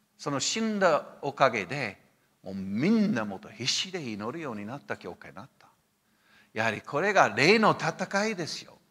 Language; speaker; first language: Japanese; non-native, fluent; English